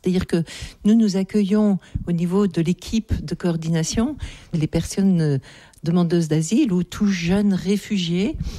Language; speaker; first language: French; native; French